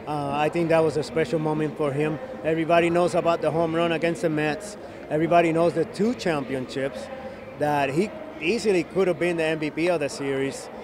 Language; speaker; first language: English; non-native, fluent; Spanish